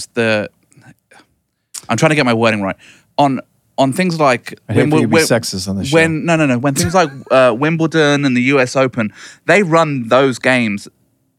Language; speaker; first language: English; native; English